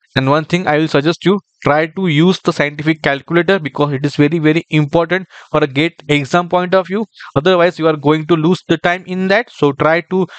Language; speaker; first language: English; non-native, local second language; Marathi